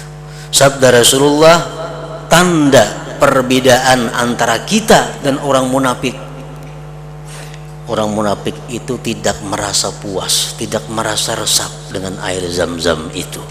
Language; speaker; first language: Indonesian; non-native, local second language; Banjar